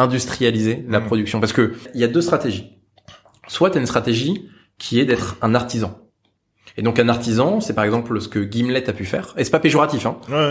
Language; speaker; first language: French; native; French